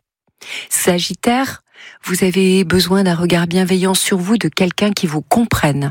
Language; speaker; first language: French; native; French